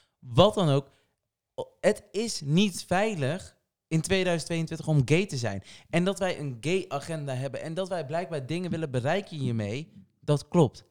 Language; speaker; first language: Dutch; early bilingual, other home language; Portuguese